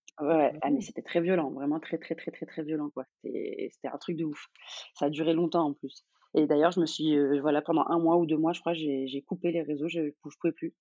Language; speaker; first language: French; non-native, local second language; Arabic